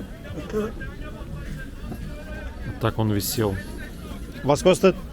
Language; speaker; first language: Russian; native; Russian